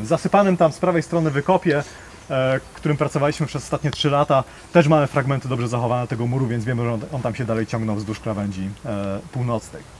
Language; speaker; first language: Polish; native; Polish